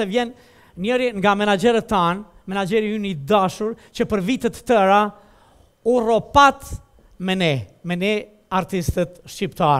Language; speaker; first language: Albanian; native; Albanian